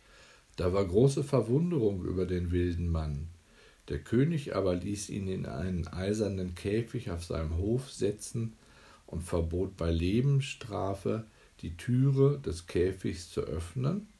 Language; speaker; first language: German; native; German